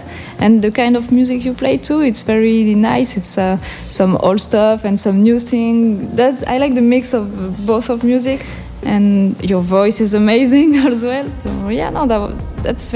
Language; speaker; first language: English; non-native, learner; French